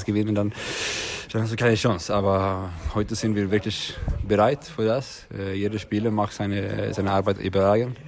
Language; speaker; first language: German; non-native, learner; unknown